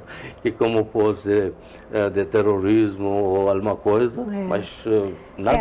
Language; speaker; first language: Portuguese; non-native, learner; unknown